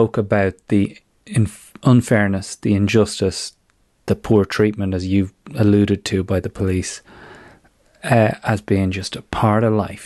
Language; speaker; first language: English; native; English